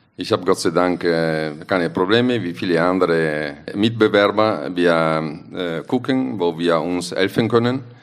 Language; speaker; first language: German; non-native, fluent; Italian